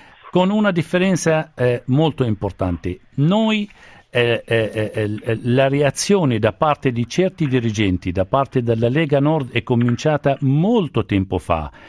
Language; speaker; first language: Italian; non-native, fluent; Arabic